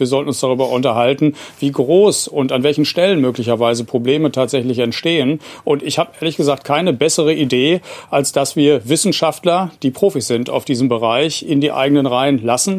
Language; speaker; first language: German; native; German